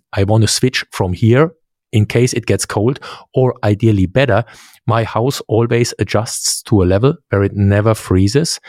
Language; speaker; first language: English; non-native, fluent; German